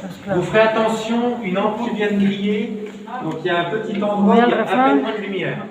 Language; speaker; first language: French; native; French